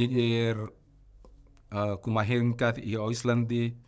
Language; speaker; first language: Icelandic; non-native, learner; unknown